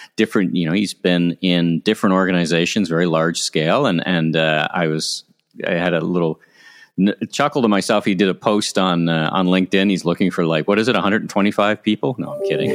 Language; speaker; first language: English; native; English